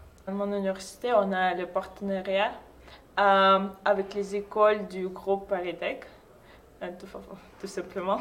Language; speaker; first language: French; non-native, fluent; Russian